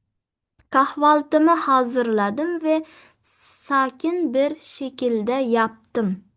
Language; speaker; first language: Turkish; non-native, fluent; Uzbek